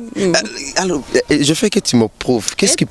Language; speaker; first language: French; non-native, local second language; Rundi